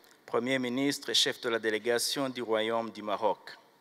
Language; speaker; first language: French; non-native, local second language; Kinyarwanda